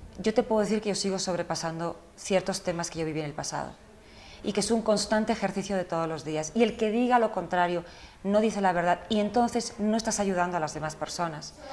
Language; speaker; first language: Spanish; early bilingual, heritage; Spanish